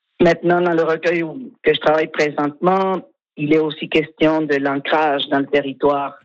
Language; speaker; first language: French; non-native, fluent; Spanish